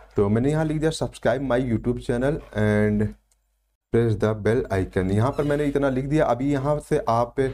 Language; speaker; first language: Hindi; native; Hindi